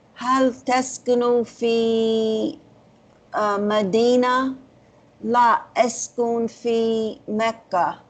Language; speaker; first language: Arabic; non-native, learner; English